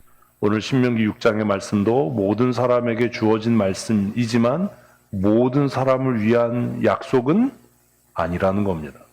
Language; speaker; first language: Korean; native; Korean